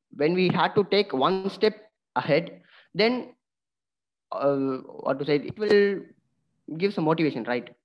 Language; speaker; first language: English; non-native, local second language; Tamil